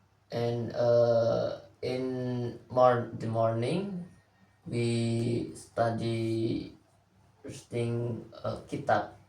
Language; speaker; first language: English; non-native, learner; Indonesian